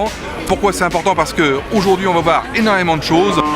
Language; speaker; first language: French; native; French